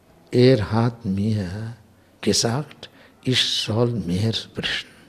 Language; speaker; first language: German; non-native, fluent; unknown